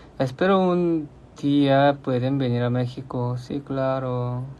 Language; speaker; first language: Spanish; non-native, learner; Korean